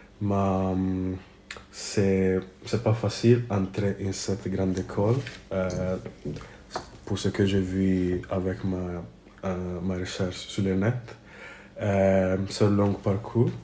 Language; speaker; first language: French; non-native, fluent; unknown